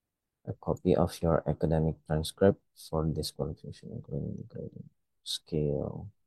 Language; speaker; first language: English; non-native, fluent; Indonesian